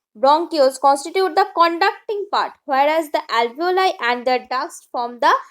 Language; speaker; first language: English; non-native, local second language; Bangla